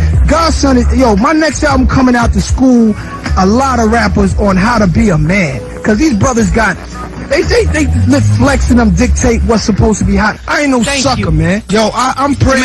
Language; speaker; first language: English; native; English